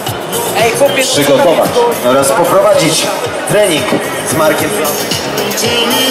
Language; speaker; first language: Polish; native; Polish